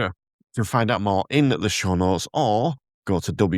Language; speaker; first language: English; native; English